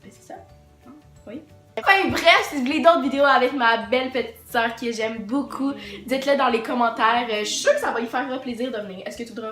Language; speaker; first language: French; native; French